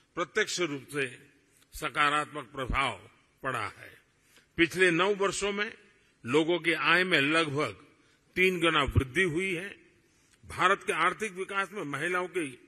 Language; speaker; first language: Hindi; non-native, local second language; Gujarati